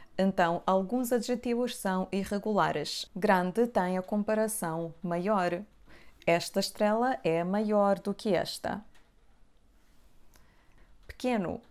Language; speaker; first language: Portuguese; non-native, fluent; Serbian